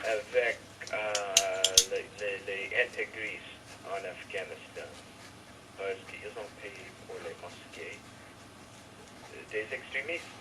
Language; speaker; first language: French; non-native, fluent; English